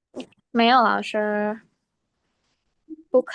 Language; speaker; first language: Chinese; non-native, learner; Indonesian